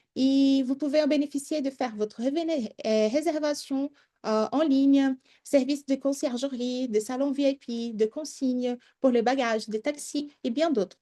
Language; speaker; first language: French; non-native, fluent; Portuguese